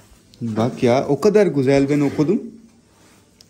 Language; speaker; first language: Turkish; non-native, learner; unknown